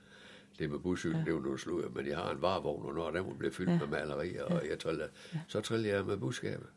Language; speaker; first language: Danish; native; Danish